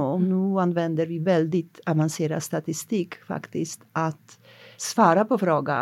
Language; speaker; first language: Swedish; non-native, fluent; Polish